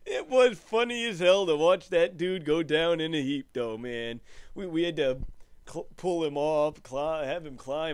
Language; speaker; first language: English; native; English